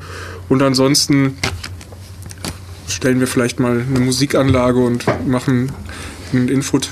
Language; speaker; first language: German; native; German